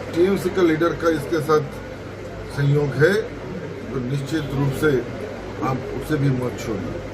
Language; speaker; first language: Hindi; non-native, local second language; Bangla